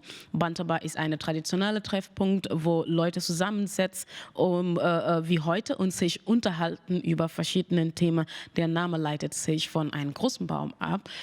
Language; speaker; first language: German; non-native, fluent; Mandingo